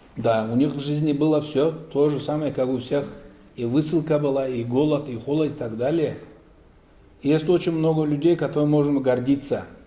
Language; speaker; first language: Russian; non-native, local second language; Karachay-Balkar